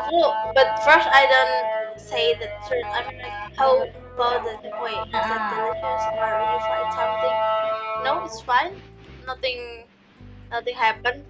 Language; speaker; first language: English; non-native, learner; Javanese